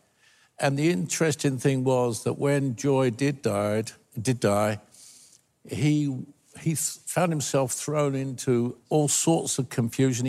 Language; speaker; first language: English; native; English